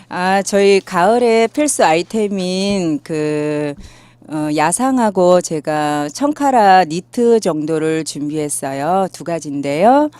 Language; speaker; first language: Korean; native; Korean